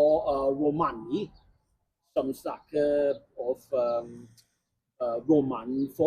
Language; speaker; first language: Norwegian; non-native, learner; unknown